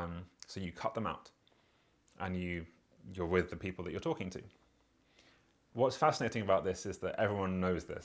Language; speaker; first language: English; native; English